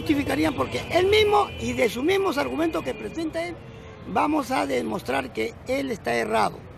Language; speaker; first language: Spanish; native; Spanish